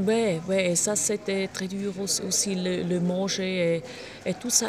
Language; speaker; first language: French; non-native, local second language; German